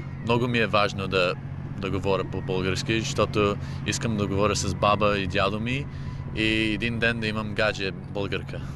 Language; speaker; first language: Bulgarian; early bilingual, heritage; English